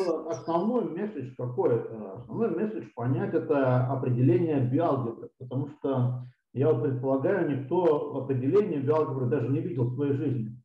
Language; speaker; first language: Russian; native; Russian